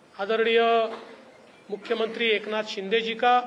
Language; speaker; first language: Hindi; non-native, local second language; Marathi